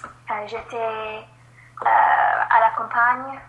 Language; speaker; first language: French; non-native, learner; English